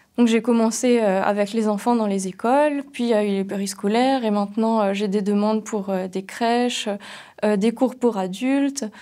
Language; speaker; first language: French; non-native, local second language; Swiss German